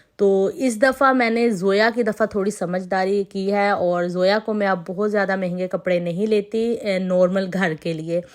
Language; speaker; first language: Urdu; non-native, local second language; Punjabi